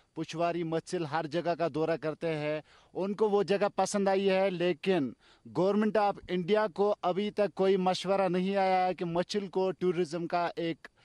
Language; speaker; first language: Hindi; non-native, local second language; Kashmiri